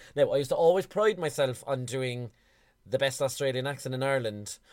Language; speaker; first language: English; native; English